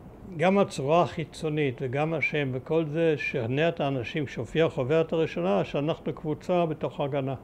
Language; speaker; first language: Hebrew; early bilingual, other home language; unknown